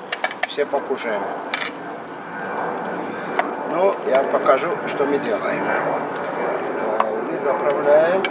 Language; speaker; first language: Russian; non-native, fluent; Armenian